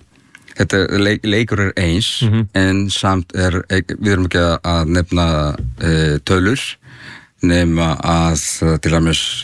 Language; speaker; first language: Icelandic; non-native, learner; Spanish